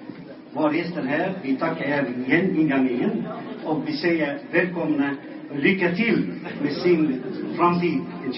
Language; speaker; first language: Swedish; non-native, fluent; Arabic